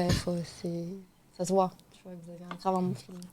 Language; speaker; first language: French; native; French